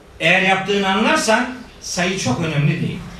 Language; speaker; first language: Turkish; native; Turkish